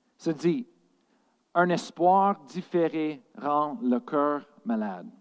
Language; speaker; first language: French; non-native, fluent; English